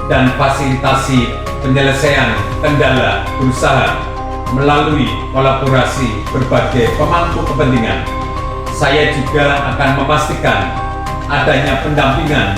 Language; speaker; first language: Indonesian; native; Indonesian